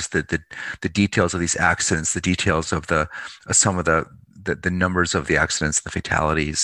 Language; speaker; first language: English; native; English